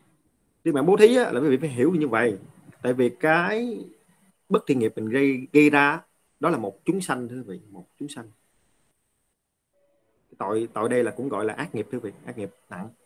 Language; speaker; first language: Vietnamese; native; Vietnamese